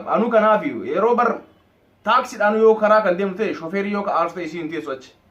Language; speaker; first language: Oromo; native; Oromo